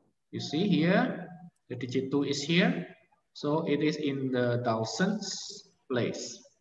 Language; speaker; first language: English; non-native, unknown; Indonesian